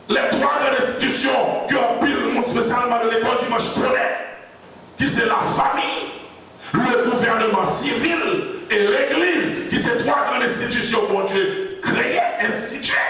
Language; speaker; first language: French; non-native, local second language; Haitian Creole